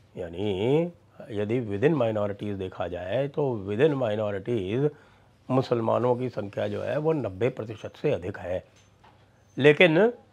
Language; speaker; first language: Hindi; native; Hindi